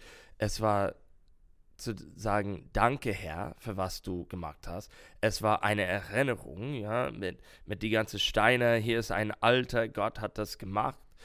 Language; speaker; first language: German; non-native, learner; English